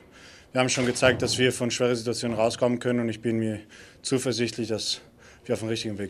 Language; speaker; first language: German; non-native, local second language; Italian